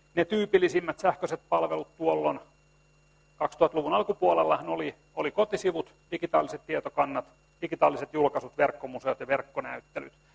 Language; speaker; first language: Finnish; native; Finnish